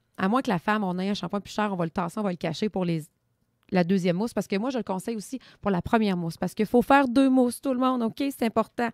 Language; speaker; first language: French; native; French